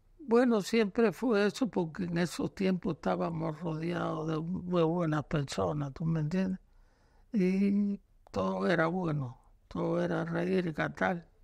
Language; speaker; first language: Spanish; native; Spanish